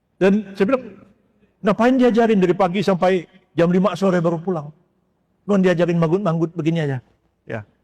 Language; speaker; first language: Indonesian; native; Indonesian